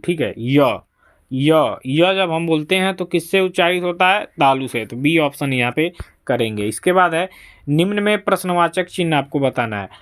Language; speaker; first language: Hindi; native; Hindi